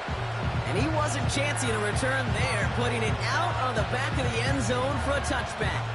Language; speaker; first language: English; native; English